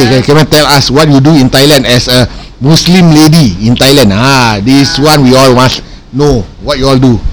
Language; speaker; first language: English; non-native, local second language; Malay